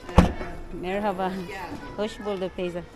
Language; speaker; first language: Turkish; non-native, learner; Filipino